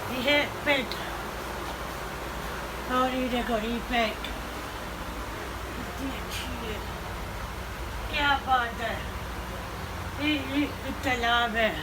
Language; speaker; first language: Hindi; non-native, learner; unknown